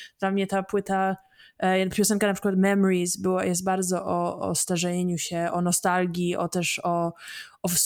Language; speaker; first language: Polish; early bilingual, heritage; English